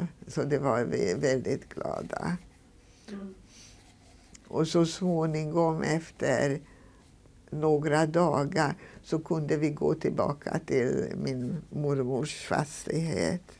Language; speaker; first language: Swedish; non-native, fluent; Hungarian